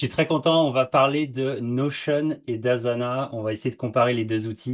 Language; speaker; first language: French; native; French